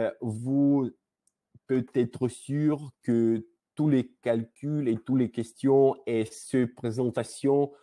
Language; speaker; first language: French; non-native, learner; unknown